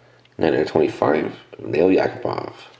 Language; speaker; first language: English; native; English